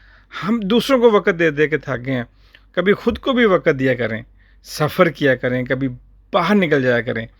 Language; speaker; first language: Urdu; native; Urdu